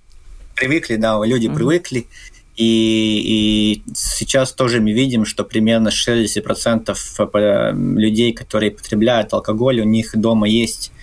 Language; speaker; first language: Russian; non-native, local second language; Latvian